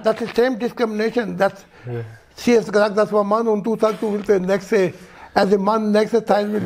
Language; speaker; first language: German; non-native, learner; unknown